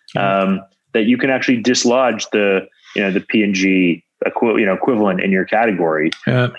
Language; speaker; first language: English; native; English